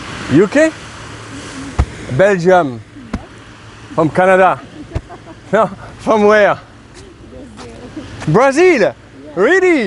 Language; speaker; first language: English; non-native, learner; French